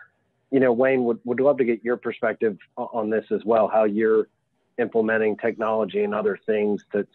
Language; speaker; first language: English; native; English